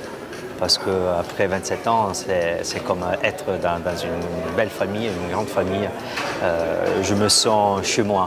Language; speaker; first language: French; non-native, fluent; Italian